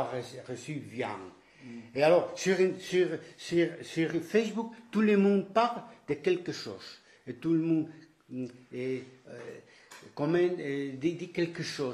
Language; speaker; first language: French; non-native, fluent; Spanish